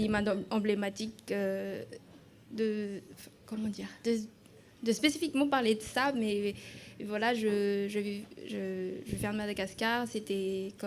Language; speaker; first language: French; non-native, local second language; Malagasy